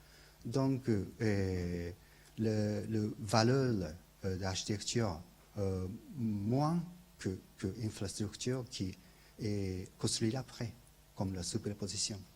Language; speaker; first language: French; non-native, learner; Japanese